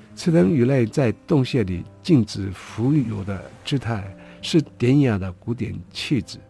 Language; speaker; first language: Chinese; non-native, local second language; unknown